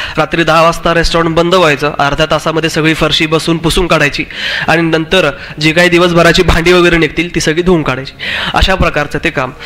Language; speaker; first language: Marathi; non-native, local second language; Urdu